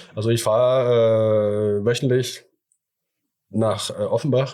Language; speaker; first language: German; early bilingual, other home language; Thai